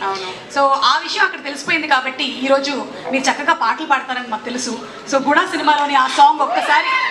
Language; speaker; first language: Telugu; native; Telugu